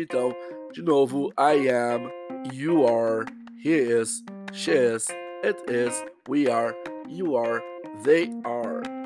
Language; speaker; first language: English; non-native, fluent; Portuguese